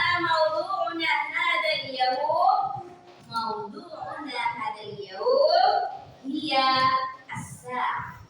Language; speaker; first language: Arabic; non-native, fluent; Indonesian